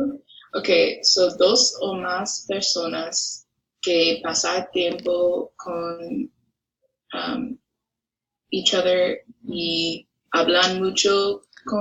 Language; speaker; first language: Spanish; non-native, learner; English